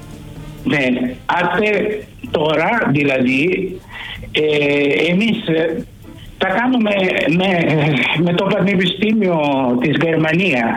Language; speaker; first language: Greek; early bilingual, heritage; Greek